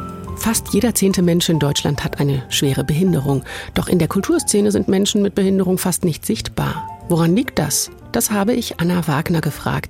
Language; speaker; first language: German; native; German